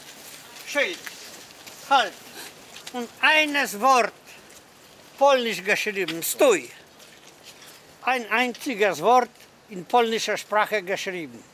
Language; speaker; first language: German; non-native, learner; Polish